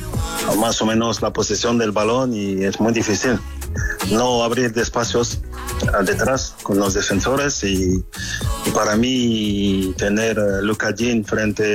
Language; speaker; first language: Spanish; non-native, fluent; French